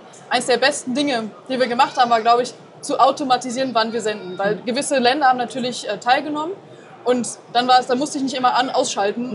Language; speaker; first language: German; native; German